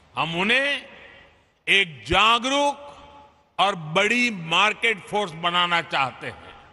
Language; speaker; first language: Hindi; non-native, local second language; Gujarati